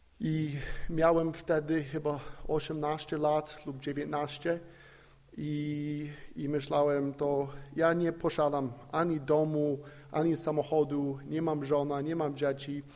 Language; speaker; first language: Polish; non-native, fluent; English